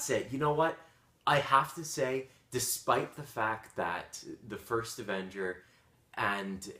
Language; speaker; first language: English; native; English